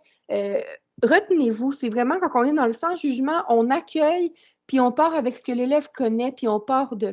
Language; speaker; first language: French; native; French